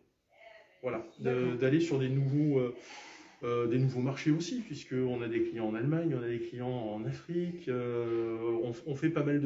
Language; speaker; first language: French; native; French